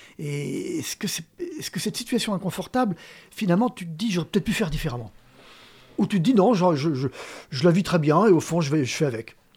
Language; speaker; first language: French; native; French